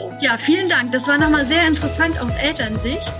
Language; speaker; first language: German; native; German